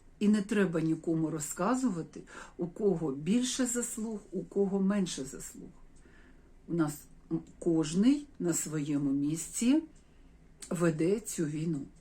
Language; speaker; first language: Ukrainian; non-native, local second language; Russian